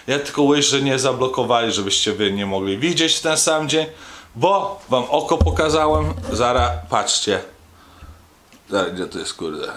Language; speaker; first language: Polish; early bilingual, heritage; Polish